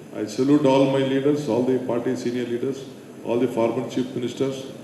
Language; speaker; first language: English; non-native, local second language; Kannada